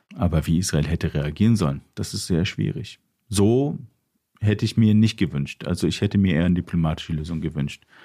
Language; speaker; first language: German; non-native, fluent; Arabic